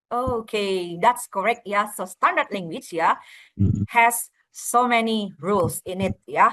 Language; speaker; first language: English; non-native, fluent; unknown